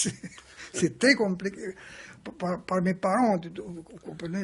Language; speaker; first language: French; non-native, fluent; Romanian